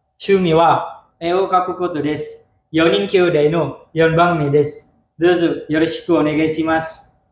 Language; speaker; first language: Japanese; non-native, learner; Indonesian